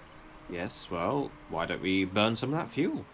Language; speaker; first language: English; native; English